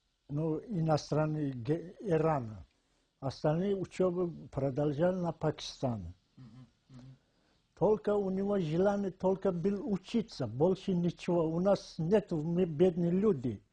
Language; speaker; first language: Russian; non-native, local second language; Tajik